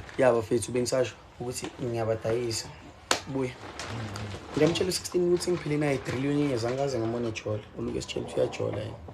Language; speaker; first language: Zulu; native; Zulu